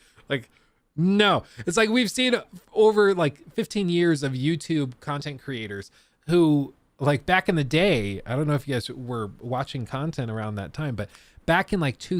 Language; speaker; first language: English; native; English